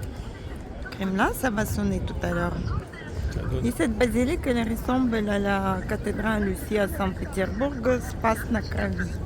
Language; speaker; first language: French; non-native, learner; Russian